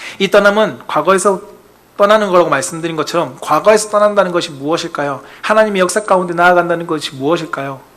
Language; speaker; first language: Korean; native; Korean